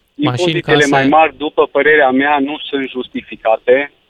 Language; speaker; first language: Romanian; native; Romanian